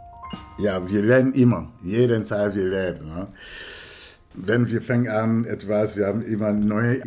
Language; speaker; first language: German; non-native, learner; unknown